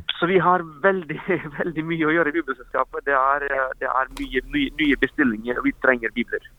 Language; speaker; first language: Norwegian; non-native, fluent; Ukrainian